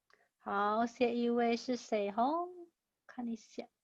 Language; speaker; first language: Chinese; non-native, fluent; Indonesian